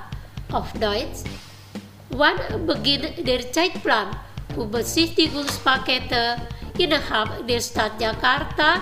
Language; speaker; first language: German; non-native, fluent; Indonesian